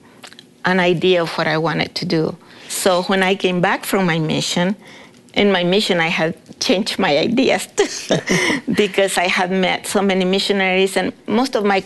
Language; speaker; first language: English; non-native, fluent; Spanish